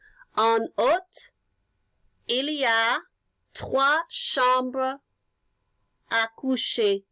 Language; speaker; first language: French; non-native, learner; English